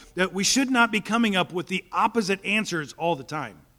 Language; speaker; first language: English; native; English